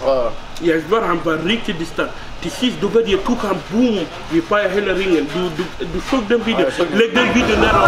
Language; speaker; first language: Swedish; non-native, learner; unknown